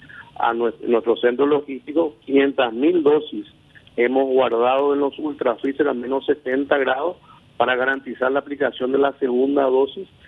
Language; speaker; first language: Spanish; native; Spanish